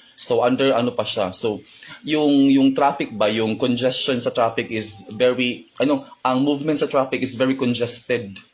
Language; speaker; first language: Filipino; non-native, local second language; Cebuano